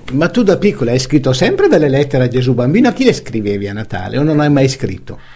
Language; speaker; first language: Italian; native; Italian